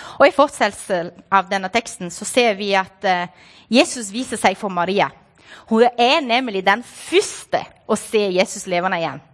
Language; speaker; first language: Norwegian; non-native, fluent; Portuguese